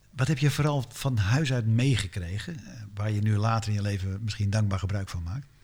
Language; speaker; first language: Dutch; native; Dutch